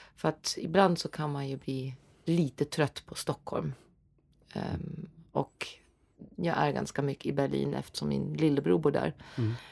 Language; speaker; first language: Swedish; non-native, fluent; German